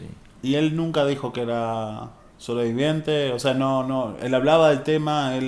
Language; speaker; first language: Spanish; native; Spanish